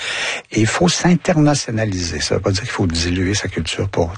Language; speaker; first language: French; native; French